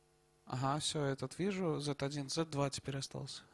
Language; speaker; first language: Russian; native; Russian